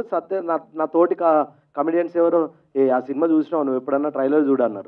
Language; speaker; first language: Telugu; native; Telugu